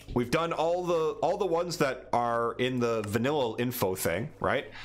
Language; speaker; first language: English; native; English